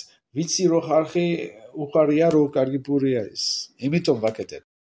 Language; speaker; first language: Georgian; non-native, learner; French